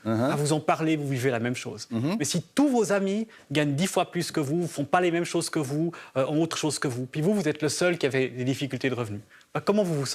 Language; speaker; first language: French; native; French